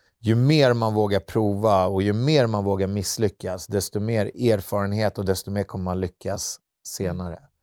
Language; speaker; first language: Swedish; native; Swedish